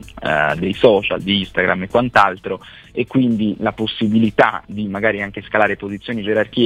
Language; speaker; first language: Italian; native; Italian